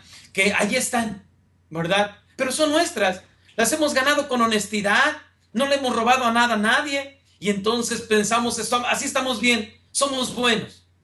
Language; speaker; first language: Spanish; native; Spanish